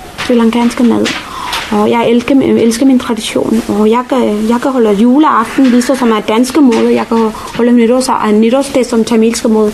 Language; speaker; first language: Danish; non-native, fluent; Tamil